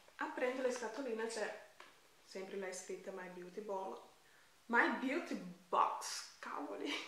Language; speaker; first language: Italian; non-native, fluent; Portuguese